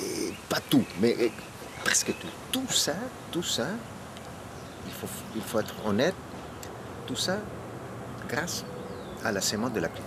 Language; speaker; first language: French; non-native, learner; Spanish